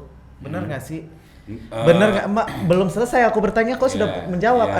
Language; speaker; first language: Indonesian; native; Indonesian